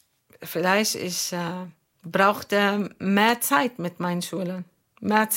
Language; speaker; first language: German; non-native, learner; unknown